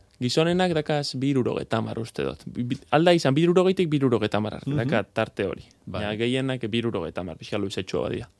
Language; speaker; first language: Basque; native; Basque